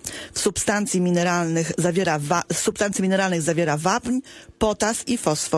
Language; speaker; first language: Polish; native; Polish